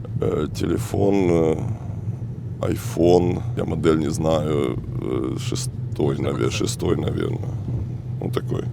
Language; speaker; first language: Russian; native; Russian